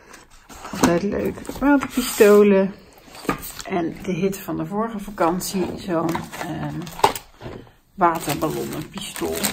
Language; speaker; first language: Dutch; native; Dutch